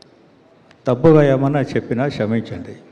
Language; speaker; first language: Telugu; non-native, learner; Tamil